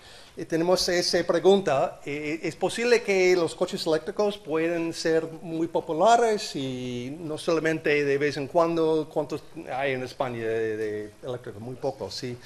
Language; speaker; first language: Spanish; non-native, learner; English